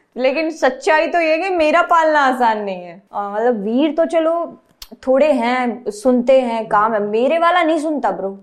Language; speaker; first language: Hindi; native; Hindi